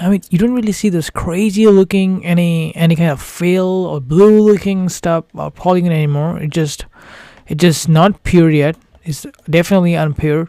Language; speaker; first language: English; non-native, fluent; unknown